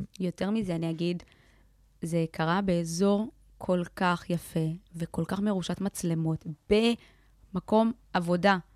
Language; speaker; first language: Hebrew; early bilingual, other home language; Amharic